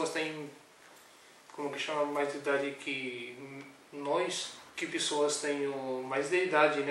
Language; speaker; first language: Portuguese; non-native, learner; Urdu